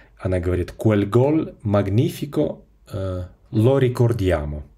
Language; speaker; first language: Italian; non-native, fluent; Russian